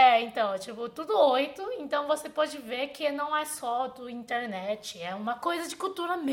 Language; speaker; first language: Portuguese; non-native, fluent; Chinese